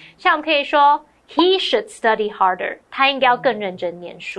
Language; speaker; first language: Chinese; native; Chinese